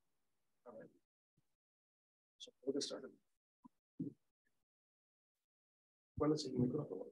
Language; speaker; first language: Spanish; early bilingual, other home language; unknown